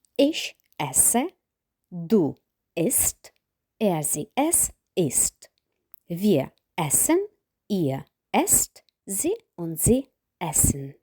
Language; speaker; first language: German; non-native, fluent; Ukrainian